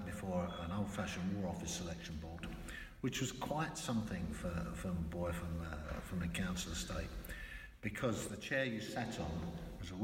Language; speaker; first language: English; native; English